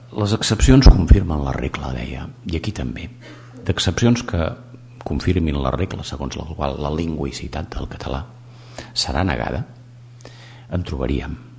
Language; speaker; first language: Catalan; native; Catalan